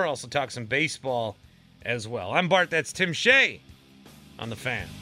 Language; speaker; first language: English; native; English